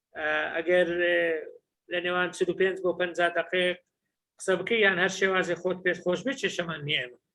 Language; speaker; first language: Central Kurdish; native; Central Kurdish